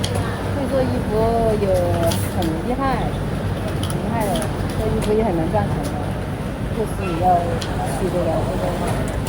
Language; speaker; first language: Chinese; native; Chinese